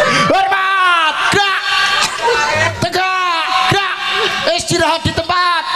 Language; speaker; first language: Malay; non-native, local second language; Javanese